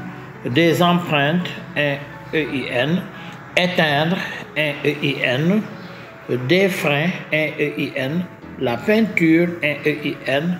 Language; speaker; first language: French; native; French